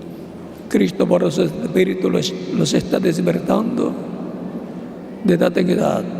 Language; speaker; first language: Spanish; native; Spanish